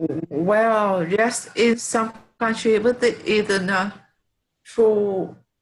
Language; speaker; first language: English; non-native, learner; Vietnamese